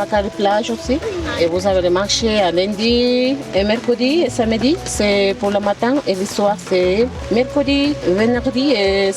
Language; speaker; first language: French; non-native, learner; Spanish